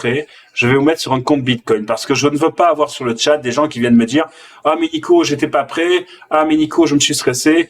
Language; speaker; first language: French; native; French